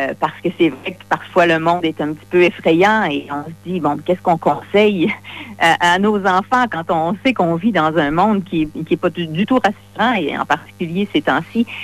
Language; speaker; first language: French; native; French